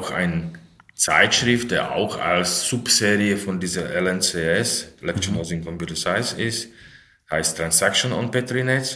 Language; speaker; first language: German; non-native, fluent; Slovak